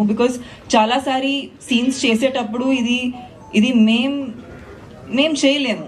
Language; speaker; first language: Telugu; non-native, fluent; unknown